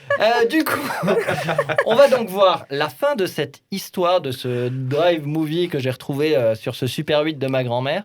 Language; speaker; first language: French; native; French